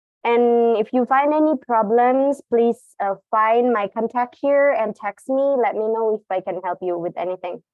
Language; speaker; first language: English; non-native, learner; Indonesian